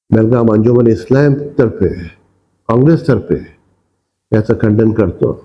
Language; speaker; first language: Marathi; non-native, local second language; Urdu